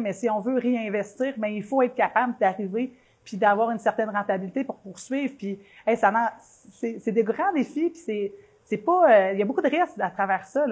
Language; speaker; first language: French; native; French